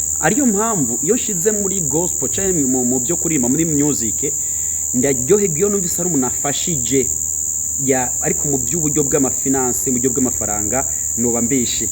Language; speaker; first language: Rundi; native; Rundi